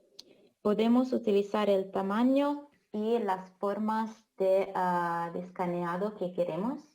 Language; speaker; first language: Spanish; non-native, fluent; Italian